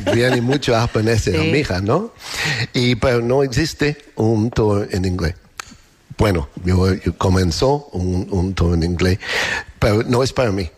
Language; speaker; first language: Spanish; non-native, learner; English